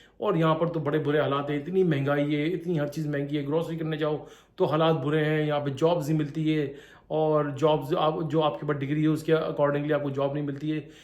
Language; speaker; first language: Urdu; native; Urdu